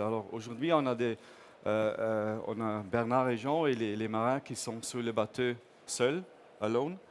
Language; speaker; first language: French; non-native, fluent; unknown